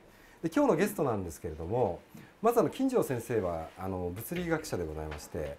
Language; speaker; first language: Japanese; native; Japanese